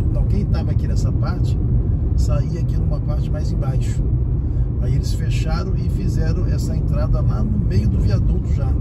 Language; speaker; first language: Portuguese; native; Portuguese